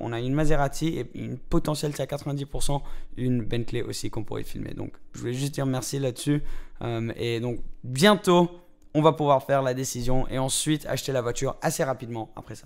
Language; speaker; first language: French; native; French